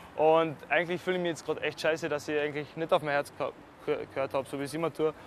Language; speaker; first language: German; native; German